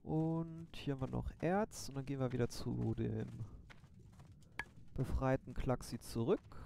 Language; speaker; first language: German; native; German